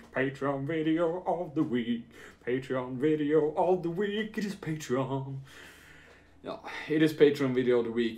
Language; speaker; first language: English; non-native, fluent; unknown